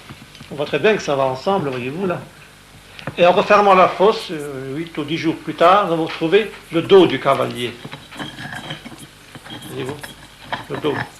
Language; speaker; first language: French; native; French